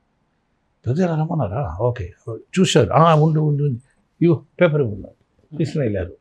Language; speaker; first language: Telugu; non-native, local second language; Tamil